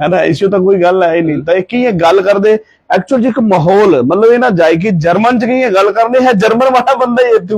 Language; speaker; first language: Hindi; non-native, local second language; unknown